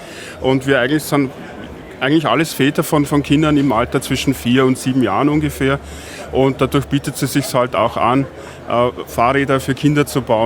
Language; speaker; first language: German; native; German